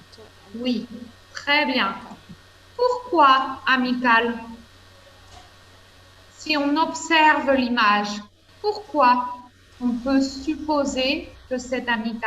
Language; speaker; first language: French; non-native, fluent; Spanish